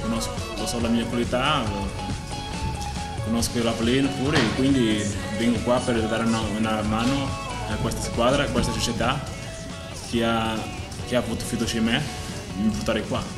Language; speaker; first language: Italian; non-native, fluent; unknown